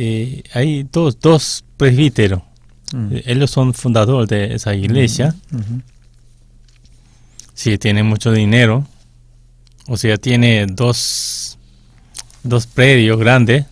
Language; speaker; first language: Spanish; non-native, fluent; Korean